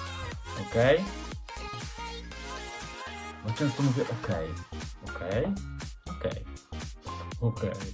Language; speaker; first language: Polish; native; Polish